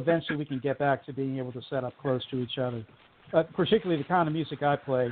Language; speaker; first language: English; native; English